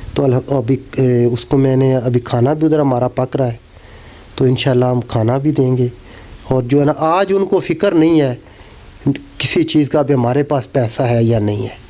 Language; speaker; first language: Urdu; non-native, local second language; Punjabi